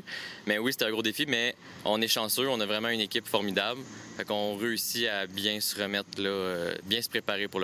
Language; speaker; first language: French; native; French